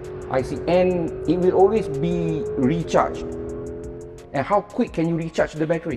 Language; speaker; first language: English; non-native, local second language; Malay